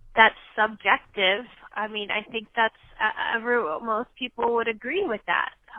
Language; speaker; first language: English; native; English